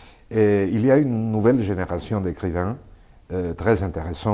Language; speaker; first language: French; non-native, fluent; Spanish